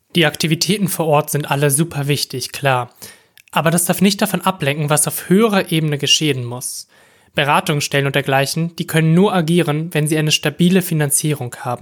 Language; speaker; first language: German; native; German